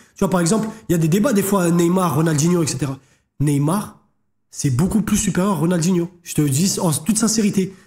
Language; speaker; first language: French; native; French